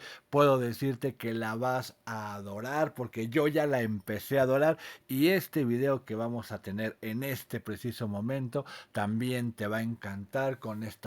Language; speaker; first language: Spanish; native; Spanish